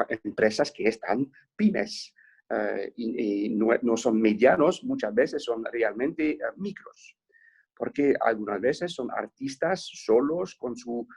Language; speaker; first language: Spanish; non-native, fluent; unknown